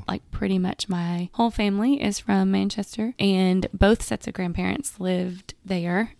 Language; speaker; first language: English; native; English